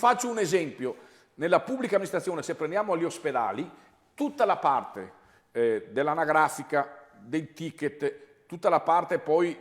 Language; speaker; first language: Italian; native; Italian